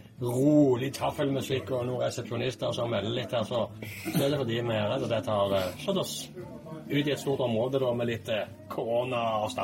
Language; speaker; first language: Norwegian; native; Norwegian